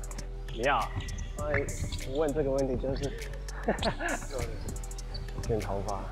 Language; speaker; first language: Chinese; early bilingual, heritage; English